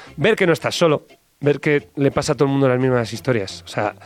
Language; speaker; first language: Spanish; native; Spanish